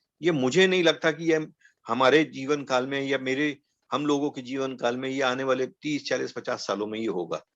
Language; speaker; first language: Hindi; non-native, local second language; Punjabi